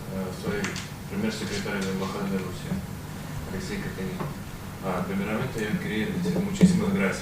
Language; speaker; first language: Spanish; non-native, fluent; Russian